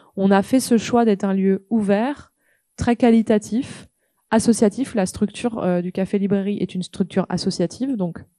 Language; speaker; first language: French; native; French